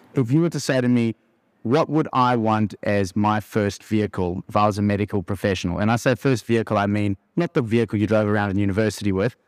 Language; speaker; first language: English; native; English